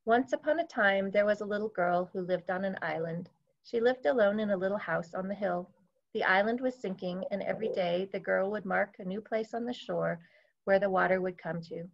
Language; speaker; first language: English; native; English